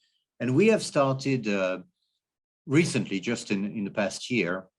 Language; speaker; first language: English; non-native, fluent; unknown